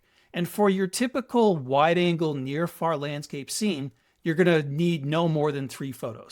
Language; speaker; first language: English; native; English